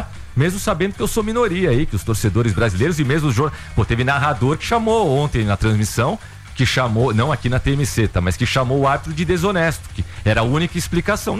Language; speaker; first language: Portuguese; native; Portuguese